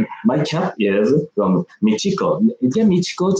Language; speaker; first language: English; non-native, learner; Japanese